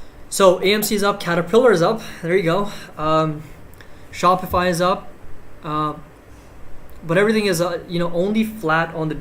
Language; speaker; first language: English; native; English